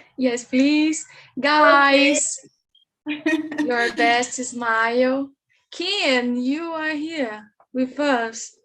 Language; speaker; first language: English; non-native, learner; Portuguese